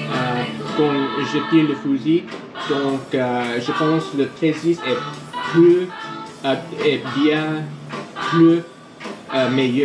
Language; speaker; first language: French; non-native, learner; English